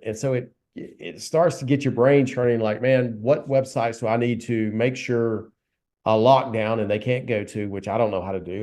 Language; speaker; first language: English; native; English